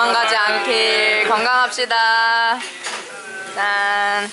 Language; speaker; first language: Korean; native; Korean